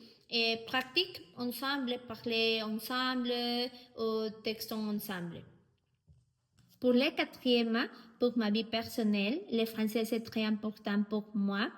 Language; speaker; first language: French; non-native, learner; Spanish